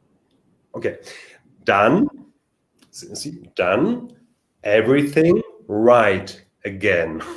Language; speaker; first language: English; non-native, learner; German